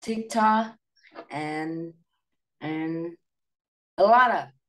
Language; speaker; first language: English; non-native, learner; Vietnamese